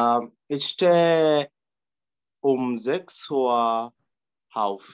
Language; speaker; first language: German; non-native, learner; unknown